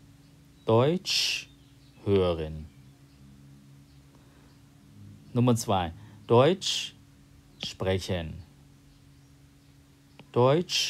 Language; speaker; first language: German; non-native, fluent; Thai